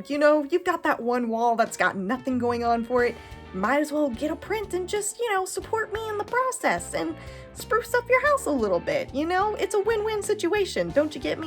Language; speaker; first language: English; native; English